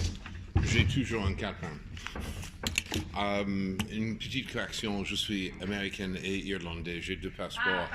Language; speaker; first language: French; non-native, fluent; English